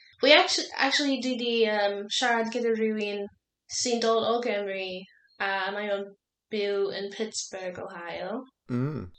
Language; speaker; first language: Welsh; non-native, learner; English